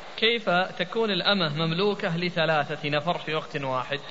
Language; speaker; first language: Arabic; native; Arabic